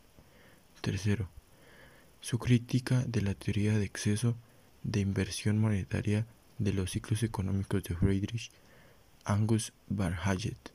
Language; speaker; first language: Spanish; native; Spanish